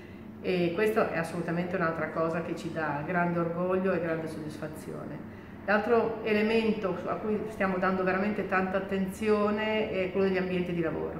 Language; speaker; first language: Italian; native; Italian